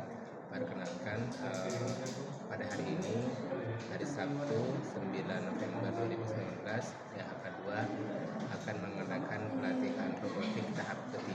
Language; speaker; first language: Indonesian; native; Indonesian